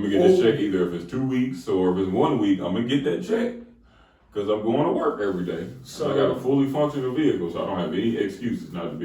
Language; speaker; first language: English; native; English